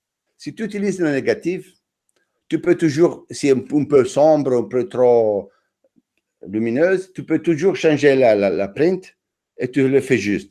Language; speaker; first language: French; non-native, fluent; Italian